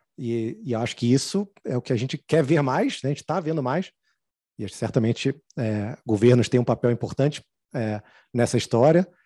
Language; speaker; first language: Portuguese; native; Portuguese